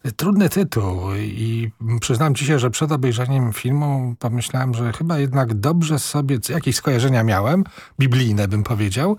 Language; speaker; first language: Polish; native; Polish